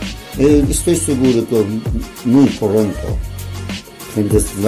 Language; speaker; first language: Spanish; non-native, learner; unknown